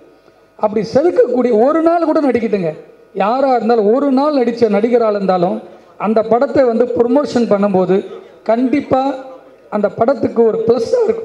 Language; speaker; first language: Tamil; native; Tamil